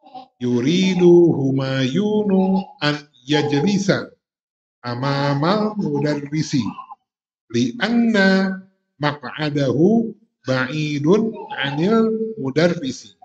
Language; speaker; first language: Arabic; non-native, fluent; Indonesian